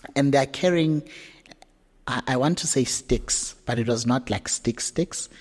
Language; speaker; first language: English; non-native, local second language; Zulu